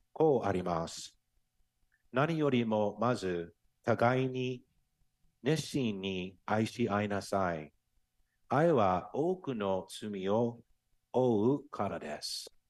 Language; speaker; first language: Japanese; non-native, fluent; English